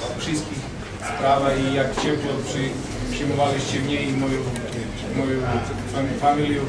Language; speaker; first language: Polish; non-native, fluent; Serbian